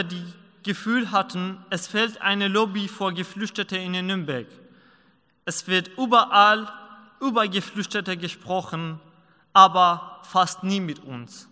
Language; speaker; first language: German; non-native, learner; Persian